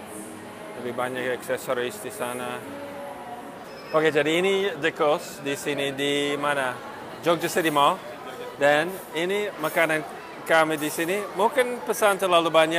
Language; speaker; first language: Indonesian; non-native, fluent; English